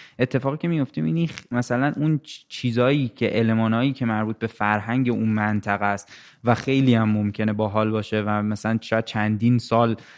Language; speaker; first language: Persian; native; Persian